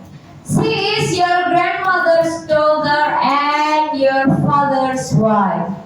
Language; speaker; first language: English; non-native, learner; Indonesian